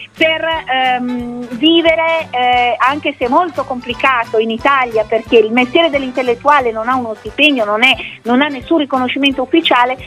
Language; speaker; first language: Italian; native; Italian